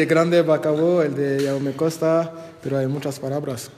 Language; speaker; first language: Spanish; non-native, fluent; French